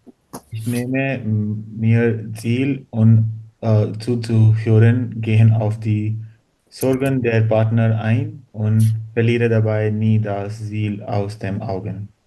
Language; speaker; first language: German; non-native, learner; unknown